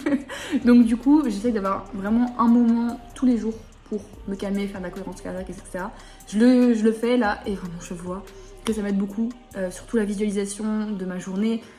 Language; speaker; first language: French; native; French